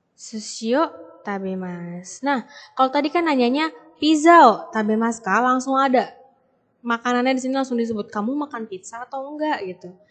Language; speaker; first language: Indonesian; native; Indonesian